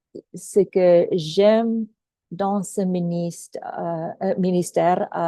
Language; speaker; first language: French; non-native, local second language; Filipino